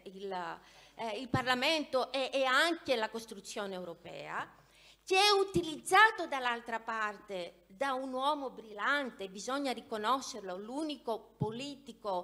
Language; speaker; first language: Italian; non-native, fluent; Greek